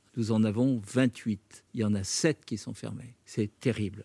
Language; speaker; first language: French; native; French